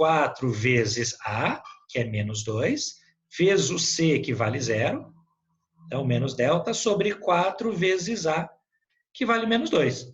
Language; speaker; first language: Portuguese; native; Portuguese